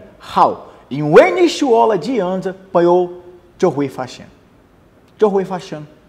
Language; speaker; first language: Chinese; non-native, learner; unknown